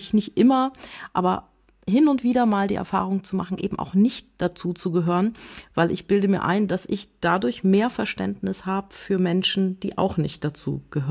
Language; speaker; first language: German; native; German